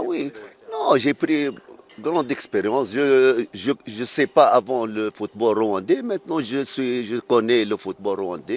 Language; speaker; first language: French; non-native, fluent; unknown